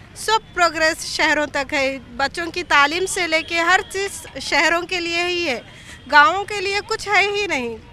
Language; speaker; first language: Hindi; non-native, local second language; Urdu